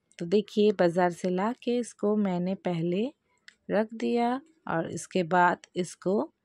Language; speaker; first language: Hindi; non-native, local second language; Bangla